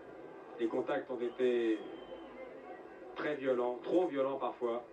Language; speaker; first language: French; native; French